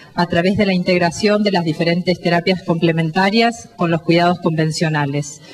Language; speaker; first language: Spanish; native; Spanish